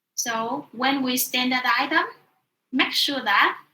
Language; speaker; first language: English; non-native, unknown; Vietnamese